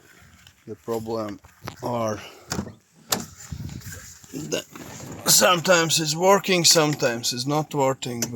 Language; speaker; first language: English; non-native, learner; Latvian